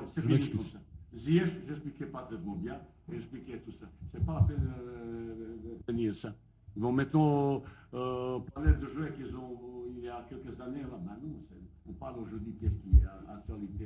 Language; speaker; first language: French; non-native, learner; Bosnian